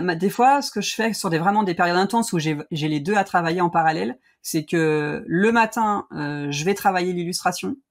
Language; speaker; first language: French; native; French